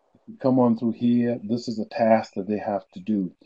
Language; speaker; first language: English; native; English